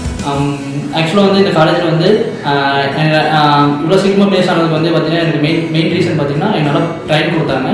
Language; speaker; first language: Tamil; native; Tamil